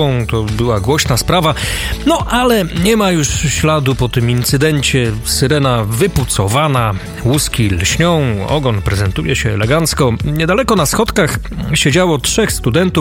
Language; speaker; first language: Polish; native; Polish